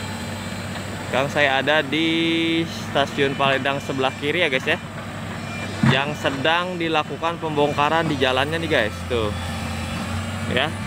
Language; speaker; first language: Indonesian; native; Indonesian